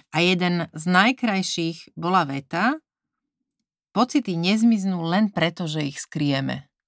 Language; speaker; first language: Slovak; native; Slovak